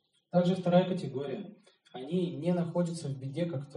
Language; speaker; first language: Russian; native; Russian